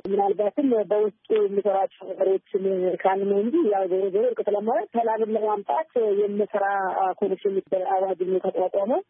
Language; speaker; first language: Amharic; non-native, local second language; Oromo